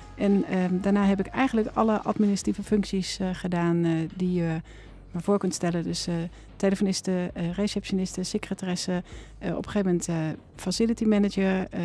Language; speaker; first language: Dutch; native; Dutch